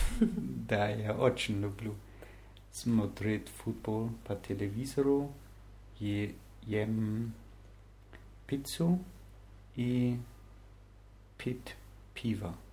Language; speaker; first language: Russian; non-native, learner; German